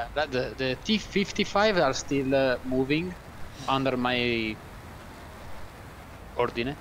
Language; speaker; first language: English; non-native, learner; Italian